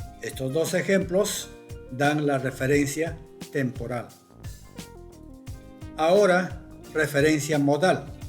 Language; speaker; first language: Spanish; non-native, local second language; Quechua